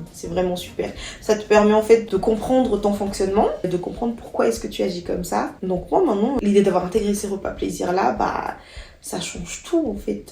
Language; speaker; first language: French; non-native, local second language; Malagasy